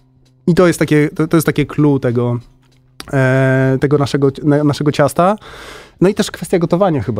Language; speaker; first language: Polish; native; Polish